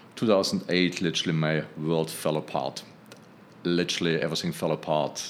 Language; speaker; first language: English; non-native, fluent; German